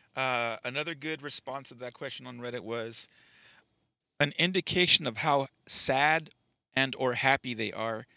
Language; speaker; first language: English; native; English